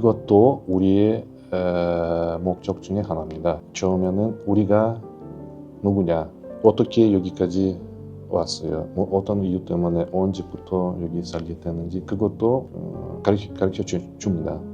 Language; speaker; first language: Korean; non-native, fluent; Russian